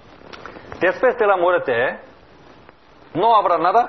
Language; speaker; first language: Spanish; non-native, learner; Korean